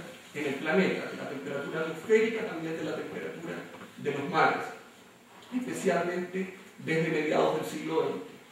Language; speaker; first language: Spanish; native; Spanish